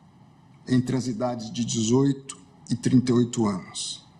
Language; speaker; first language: Portuguese; native; Portuguese